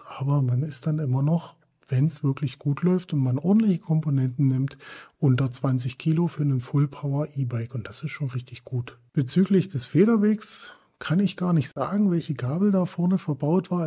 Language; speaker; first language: German; native; German